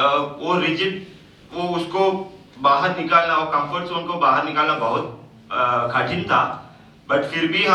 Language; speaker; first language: Hindi; non-native, local second language; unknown